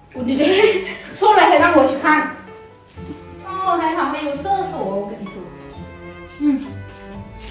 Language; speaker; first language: Chinese; non-native, fluent; Lao